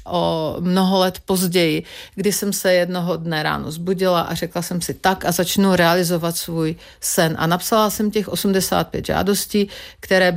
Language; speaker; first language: Czech; native; Czech